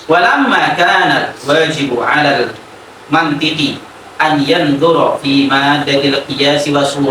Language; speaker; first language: Arabic; non-native, fluent; Indonesian